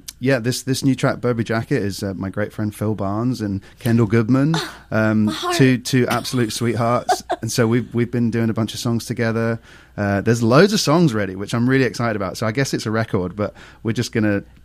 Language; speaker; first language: English; native; English